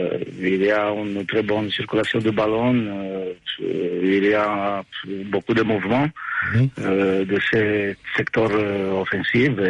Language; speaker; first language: French; non-native, fluent; Romanian